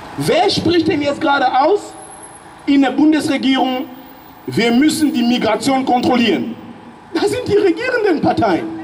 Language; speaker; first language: German; early bilingual, other home language; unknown